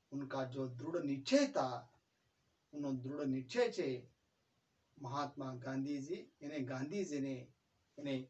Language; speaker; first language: Hindi; non-native, local second language; Kannada